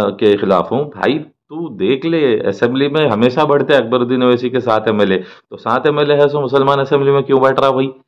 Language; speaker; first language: Hindi; non-native, local second language; Urdu